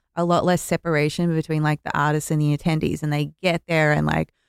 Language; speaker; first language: English; native; English